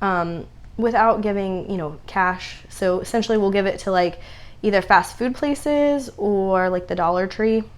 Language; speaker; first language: English; native; English